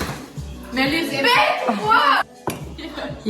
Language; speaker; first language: French; native; French